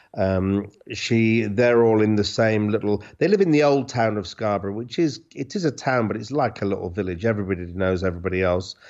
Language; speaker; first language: English; native; English